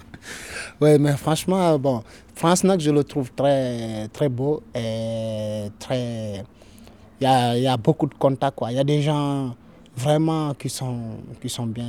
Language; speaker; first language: French; non-native, local second language; Fula